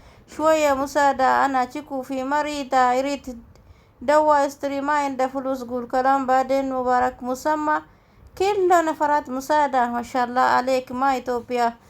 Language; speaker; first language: Arabic; non-native, learner; Oromo